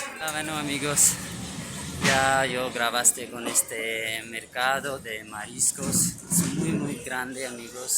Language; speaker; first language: Spanish; non-native, learner; Urdu